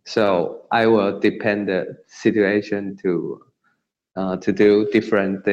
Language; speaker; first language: English; non-native, learner; Chinese